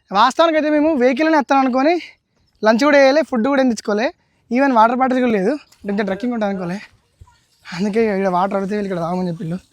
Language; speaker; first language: Telugu; native; Telugu